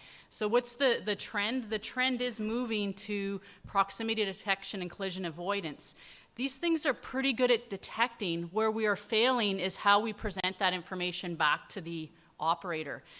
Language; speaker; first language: English; native; English